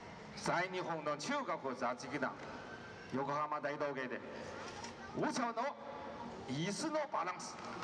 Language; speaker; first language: Japanese; non-native, learner; Chinese